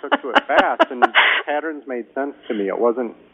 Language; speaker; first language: English; native; English